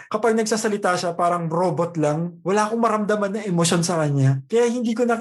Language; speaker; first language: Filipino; native; Filipino